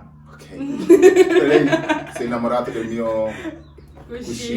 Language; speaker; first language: Italian; native; Italian